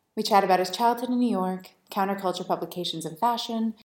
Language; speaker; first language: English; native; English